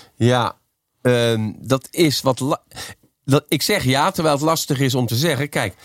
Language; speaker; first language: Dutch; native; Dutch